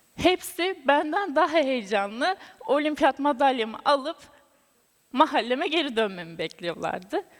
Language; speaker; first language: Turkish; native; Turkish